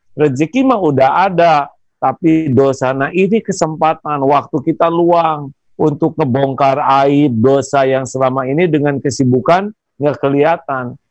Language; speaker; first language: Indonesian; non-native, local second language; Sundanese